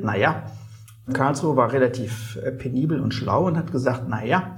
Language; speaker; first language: German; native; German